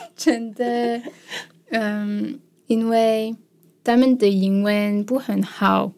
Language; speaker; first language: Chinese; non-native, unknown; French